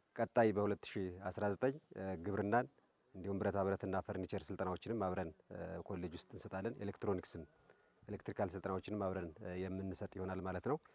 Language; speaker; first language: Amharic; native; Amharic